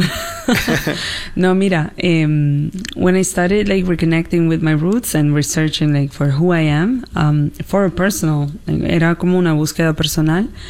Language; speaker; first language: English; non-native, fluent; Italian